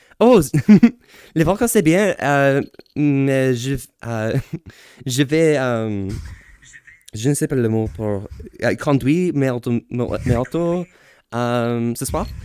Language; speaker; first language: French; non-native, learner; English